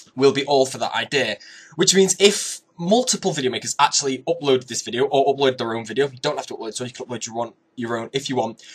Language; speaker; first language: English; native; English